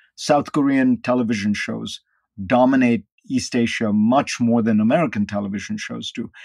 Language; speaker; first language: English; non-native, local second language; Hindi